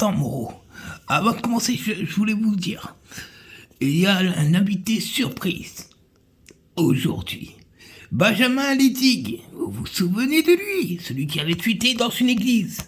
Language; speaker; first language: French; native; French